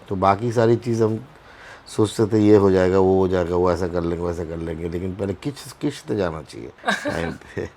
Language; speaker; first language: Hindi; non-native, local second language; Bangla